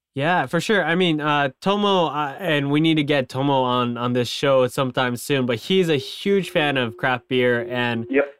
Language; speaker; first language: English; non-native, fluent; Japanese